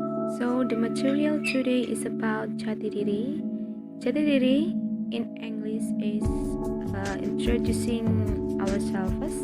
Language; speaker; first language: English; non-native, fluent; Indonesian